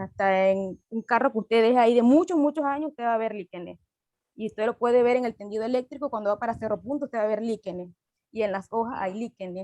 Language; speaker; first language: Spanish; native; Spanish